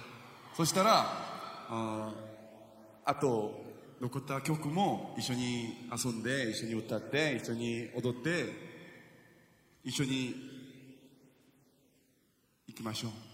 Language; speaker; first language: Japanese; non-native, fluent; Korean